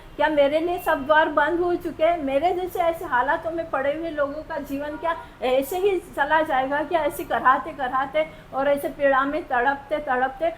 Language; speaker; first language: Hindi; non-native, local second language; Marathi